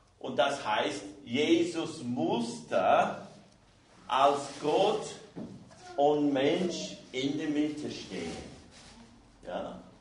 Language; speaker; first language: German; non-native, fluent; English